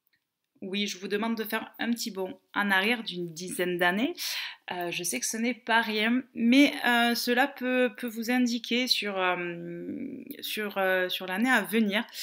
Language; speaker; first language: French; native; French